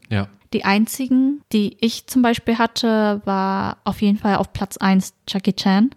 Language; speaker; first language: German; native; German